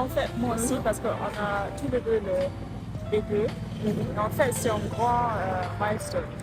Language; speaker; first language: French; non-native, fluent; German